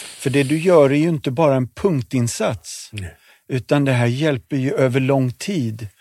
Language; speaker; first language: Swedish; native; Swedish